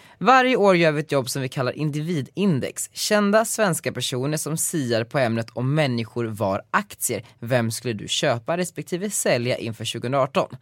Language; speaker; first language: Swedish; native; Swedish